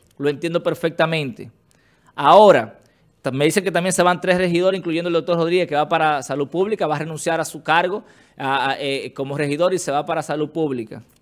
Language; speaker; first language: Spanish; native; Spanish